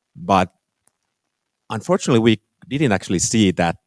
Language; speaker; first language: English; non-native, fluent; Finnish